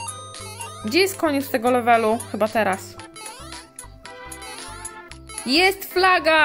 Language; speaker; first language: Polish; native; Polish